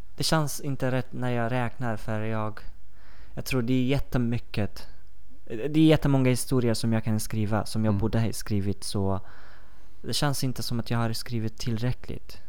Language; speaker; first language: Swedish; non-native, fluent; Persian